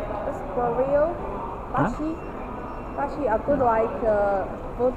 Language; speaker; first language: English; non-native, learner; Chinese